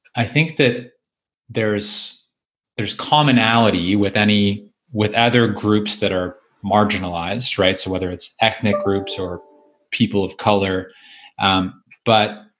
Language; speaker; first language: English; native; English